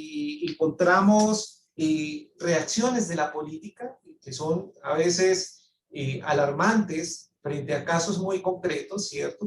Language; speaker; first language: Spanish; native; Spanish